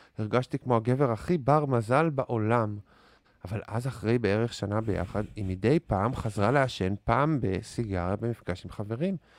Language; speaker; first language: Hebrew; native; Hebrew